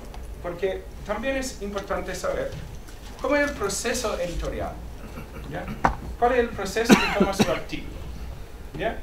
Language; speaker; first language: Spanish; non-native, fluent; English